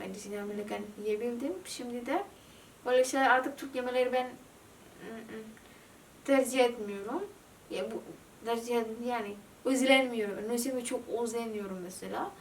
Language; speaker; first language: Turkish; non-native, learner; Indonesian